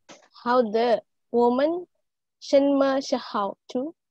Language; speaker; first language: Chinese; non-native, learner; Malay